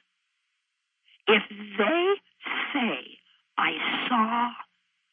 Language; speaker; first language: English; native; English